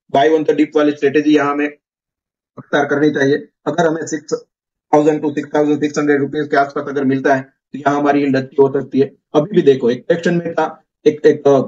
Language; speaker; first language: Hindi; non-native, local second language; Gujarati